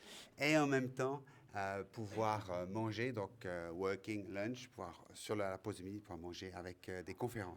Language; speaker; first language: French; native; French